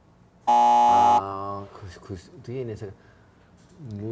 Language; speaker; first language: Korean; non-native, fluent; English